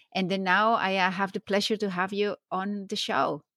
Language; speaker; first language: English; non-native, fluent; Spanish